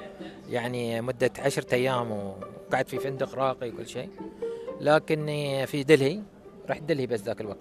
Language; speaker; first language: Arabic; native; Arabic